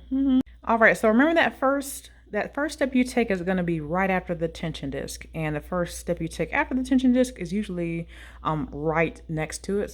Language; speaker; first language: English; native; English